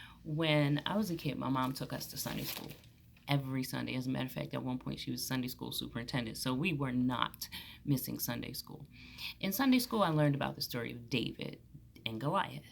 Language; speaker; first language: English; native; English